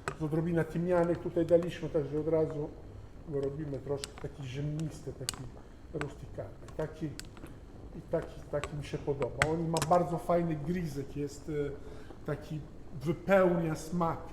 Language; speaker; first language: Polish; non-native, learner; Italian